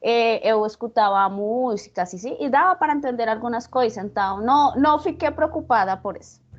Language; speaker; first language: Portuguese; non-native, learner; Spanish